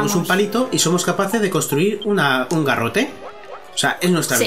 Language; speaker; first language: Spanish; native; Spanish